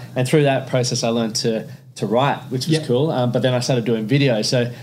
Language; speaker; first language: English; native; English